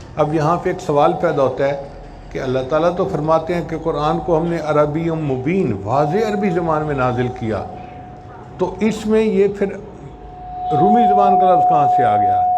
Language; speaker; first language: Urdu; non-native, local second language; Punjabi